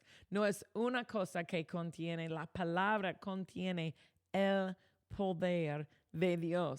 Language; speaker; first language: Spanish; non-native, fluent; English